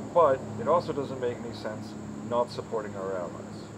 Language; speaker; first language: English; native; English